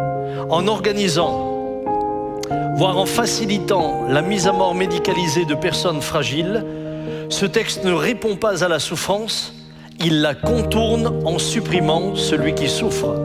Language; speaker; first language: French; native; French